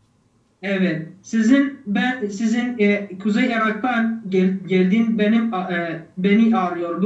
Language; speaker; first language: Turkish; non-native, learner; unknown